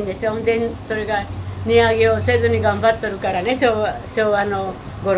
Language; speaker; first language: Japanese; native; Japanese